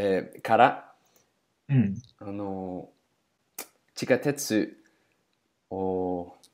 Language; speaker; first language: Japanese; non-native, learner; English